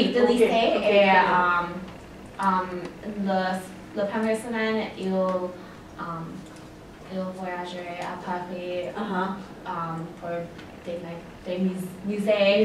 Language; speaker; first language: French; non-native, learner; English